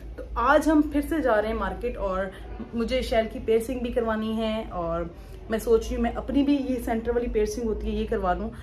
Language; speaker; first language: Urdu; native; Urdu